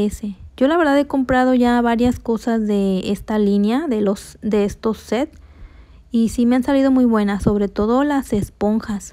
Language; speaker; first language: Spanish; native; Spanish